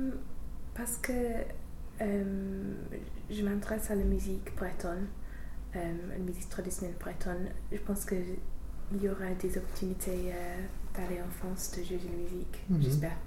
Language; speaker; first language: French; non-native, learner; English